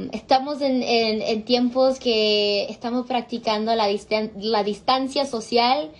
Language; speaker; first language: Spanish; early bilingual, other home language; English